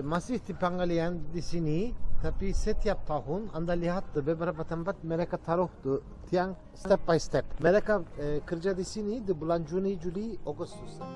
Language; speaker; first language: Indonesian; non-native, learner; Turkish